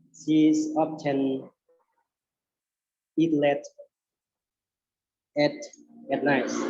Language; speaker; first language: English; non-native, learner; Thai